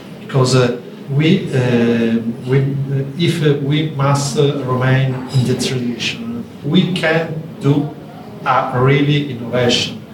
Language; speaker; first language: English; non-native, learner; Italian